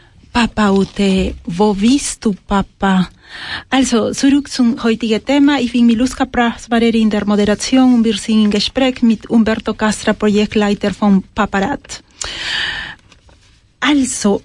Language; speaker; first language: German; non-native, fluent; Spanish